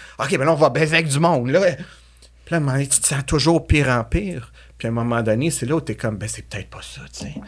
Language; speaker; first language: French; native; French